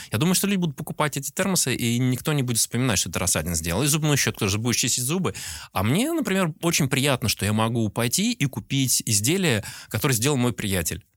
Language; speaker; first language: Russian; native; Russian